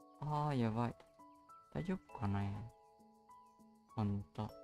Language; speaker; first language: Japanese; non-native, learner; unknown